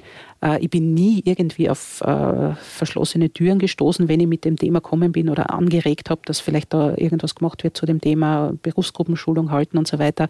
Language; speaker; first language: German; native; German